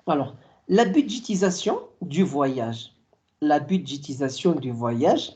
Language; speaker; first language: French; non-native, local second language; Arabic